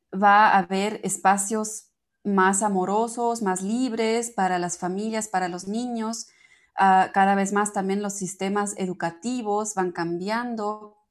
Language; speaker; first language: Spanish; non-native, fluent; German